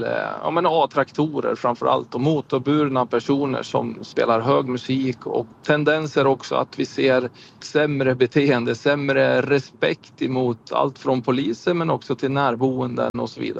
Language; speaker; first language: Swedish; native; Swedish